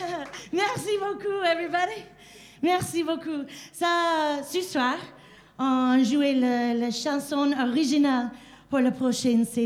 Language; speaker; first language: French; non-native, learner; English